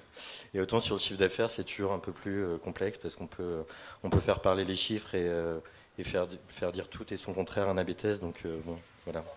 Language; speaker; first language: French; native; French